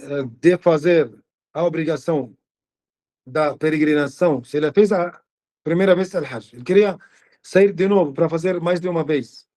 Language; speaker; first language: Portuguese; non-native, fluent; Arabic